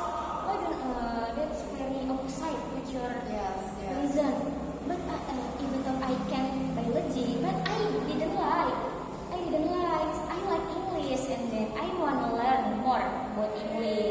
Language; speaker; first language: English; non-native, learner; Indonesian